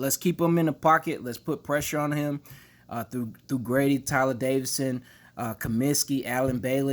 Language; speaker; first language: English; native; English